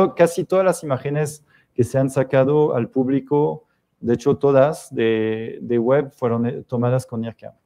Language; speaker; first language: Spanish; non-native, fluent; French